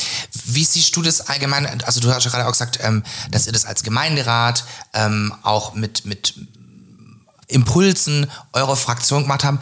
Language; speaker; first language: German; native; German